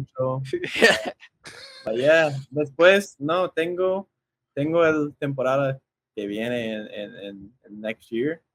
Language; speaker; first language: Spanish; early bilingual, heritage; English